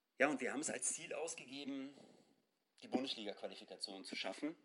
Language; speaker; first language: German; native; German